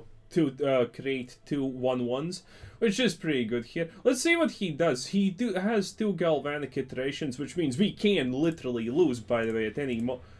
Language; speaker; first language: English; non-native, fluent; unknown